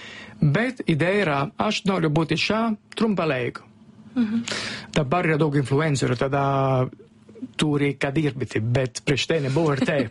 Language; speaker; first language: Lithuanian; non-native, learner; Italian